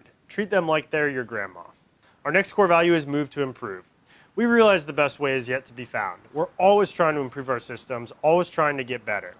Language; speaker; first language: English; native; English